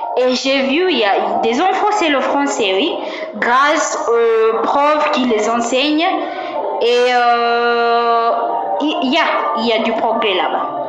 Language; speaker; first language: French; non-native, fluent; Swahili